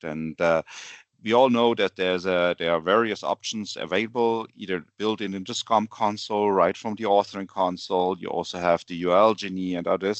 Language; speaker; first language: English; non-native, fluent; German